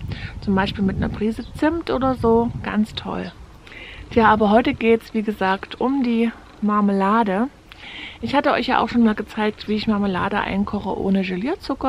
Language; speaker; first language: German; native; German